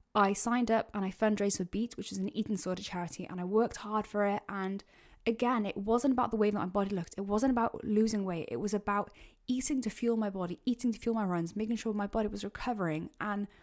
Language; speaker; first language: English; native; English